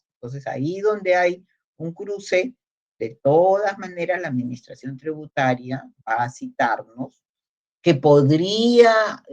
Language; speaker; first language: Spanish; native; Spanish